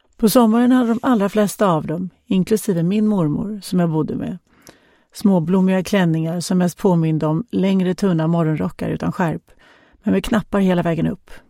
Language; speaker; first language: Swedish; non-native, fluent; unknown